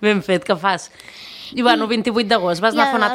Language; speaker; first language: Catalan; native; Catalan